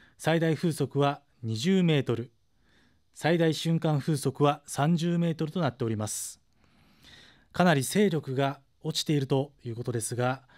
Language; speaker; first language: Japanese; native; Japanese